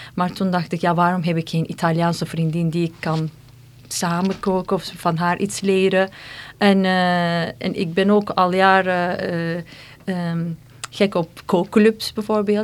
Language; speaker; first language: Dutch; non-native, fluent; Turkish